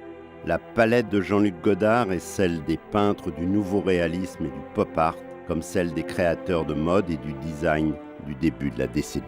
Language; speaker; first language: French; native; French